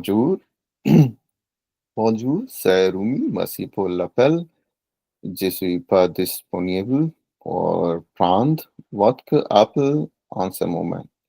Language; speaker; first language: French; non-native, learner; Punjabi